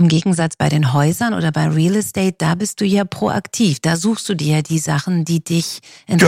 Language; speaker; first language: German; native; German